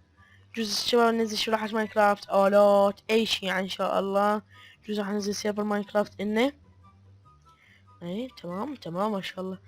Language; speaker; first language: Arabic; native; Arabic